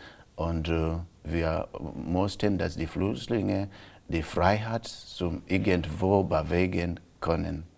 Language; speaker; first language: German; non-native, local second language; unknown